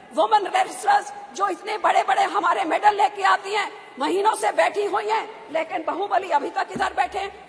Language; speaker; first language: Hindi; non-native, local second language; Punjabi